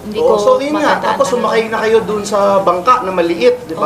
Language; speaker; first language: Filipino; native; Filipino